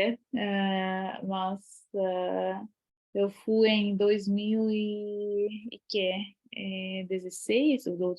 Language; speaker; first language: Portuguese; non-native, fluent; Ukrainian